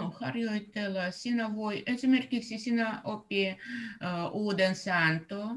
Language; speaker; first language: Finnish; non-native, learner; Russian